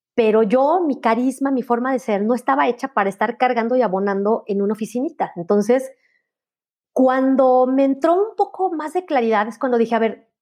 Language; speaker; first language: Spanish; native; Spanish